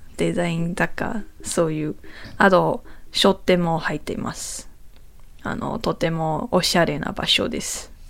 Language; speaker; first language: Japanese; non-native, learner; Chinese